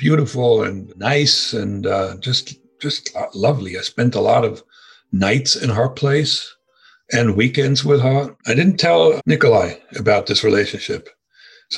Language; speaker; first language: English; non-native, fluent; German